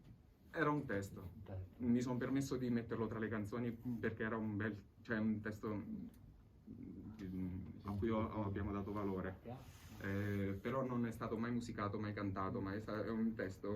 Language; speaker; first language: Italian; native; Italian